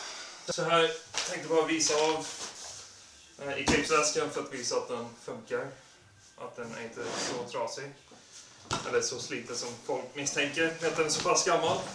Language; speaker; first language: Swedish; non-native, local second language; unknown